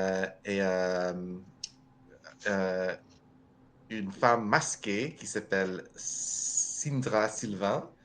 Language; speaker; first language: French; non-native, learner; English